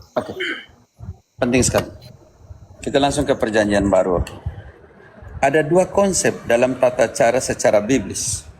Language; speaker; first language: Indonesian; native; Indonesian